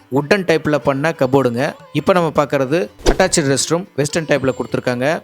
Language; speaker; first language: Tamil; native; Tamil